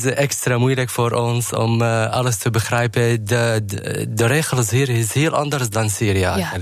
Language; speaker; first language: Dutch; non-native, learner; Arabic